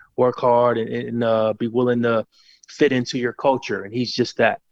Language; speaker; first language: English; native; English